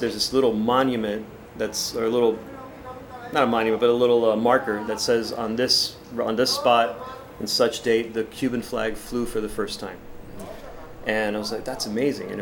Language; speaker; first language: English; early bilingual, other home language; Spanish